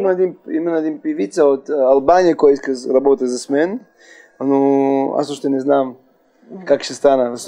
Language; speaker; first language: Bulgarian; non-native, learner; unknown